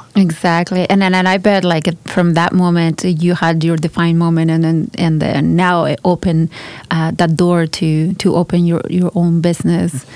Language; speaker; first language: English; non-native, fluent; Spanish